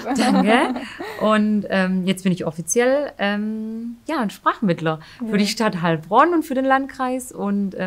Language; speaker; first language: German; early bilingual, other home language; Albanian